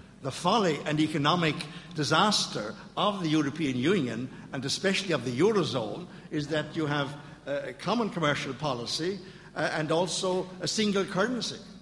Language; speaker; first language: English; native; English